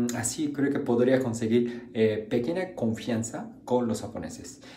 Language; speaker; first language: Spanish; non-native, fluent; Japanese